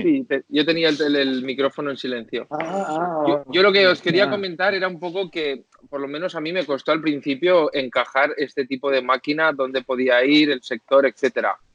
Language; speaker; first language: Spanish; native; Spanish